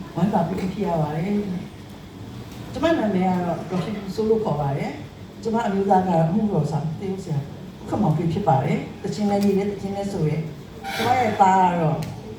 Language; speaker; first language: Burmese; non-native, local second language; Shan